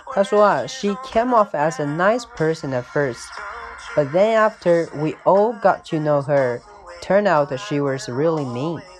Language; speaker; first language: English; non-native, fluent; Chinese